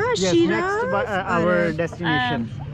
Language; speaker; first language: English; non-native, learner; Urdu